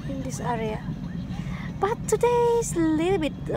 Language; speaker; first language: English; non-native, fluent; Indonesian